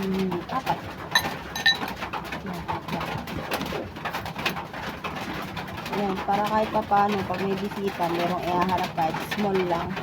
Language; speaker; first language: Filipino; native; Filipino